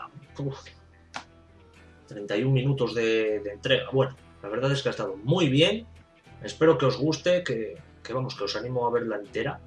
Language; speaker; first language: Spanish; native; Spanish